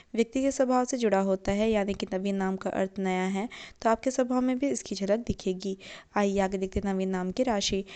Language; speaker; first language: Hindi; native; Hindi